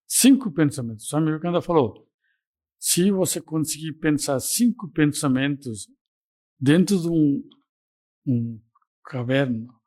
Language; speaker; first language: Portuguese; non-native, fluent; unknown